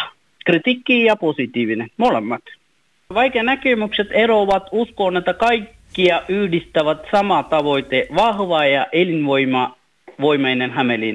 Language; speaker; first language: Finnish; non-native, fluent; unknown